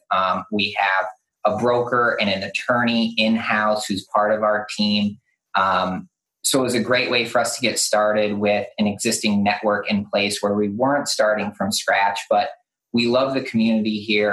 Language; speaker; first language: English; native; English